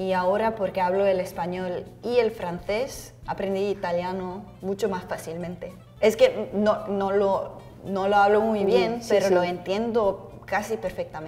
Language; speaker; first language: Spanish; non-native, fluent; Serbian